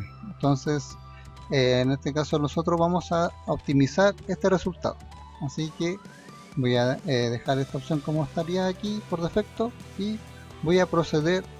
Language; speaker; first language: Spanish; native; Spanish